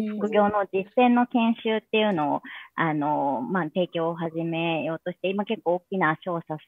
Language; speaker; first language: Japanese; native; Japanese